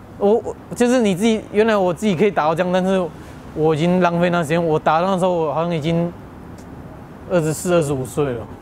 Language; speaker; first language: Chinese; native; Chinese